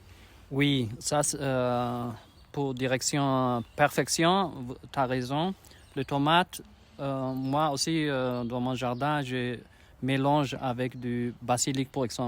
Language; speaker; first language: French; non-native, learner; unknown